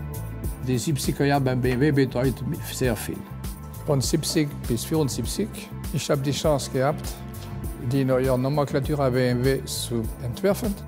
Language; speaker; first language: German; non-native, fluent; French